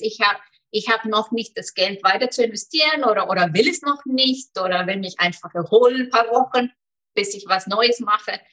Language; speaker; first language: German; non-native, fluent; Icelandic